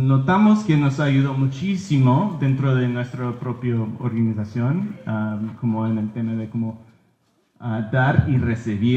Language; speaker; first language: Spanish; early bilingual, heritage; Spanish